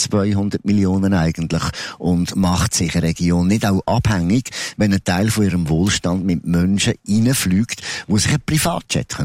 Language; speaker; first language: German; native; German